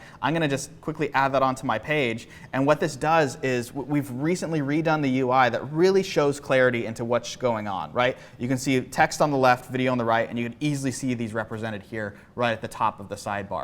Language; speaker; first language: English; native; English